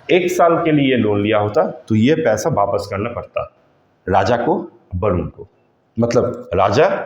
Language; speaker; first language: Hindi; non-native, local second language; Bangla